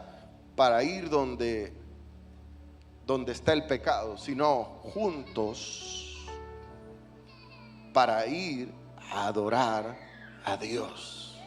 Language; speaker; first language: Spanish; native; Spanish